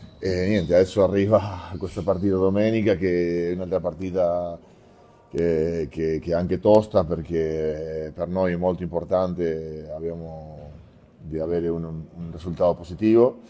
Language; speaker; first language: Italian; non-native, fluent; Spanish